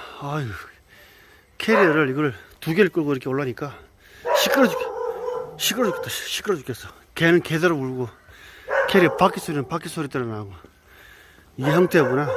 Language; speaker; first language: Korean; native; Korean